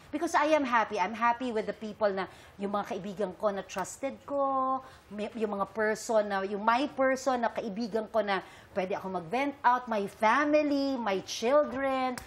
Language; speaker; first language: Filipino; native; Filipino